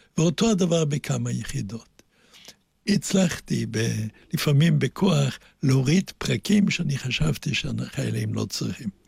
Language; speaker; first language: Hebrew; non-native, fluent; German